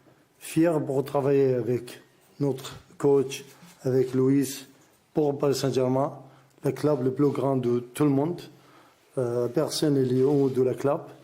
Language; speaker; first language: French; non-native, learner; Arabic